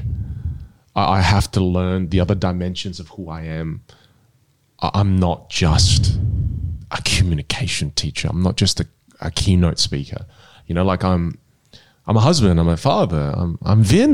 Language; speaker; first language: English; non-native, local second language; Min Nan Chinese